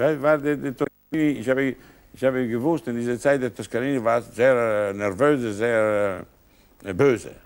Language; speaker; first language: German; non-native, learner; Italian